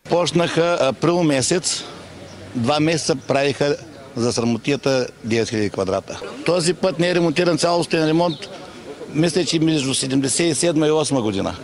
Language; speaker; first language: Bulgarian; native; Bulgarian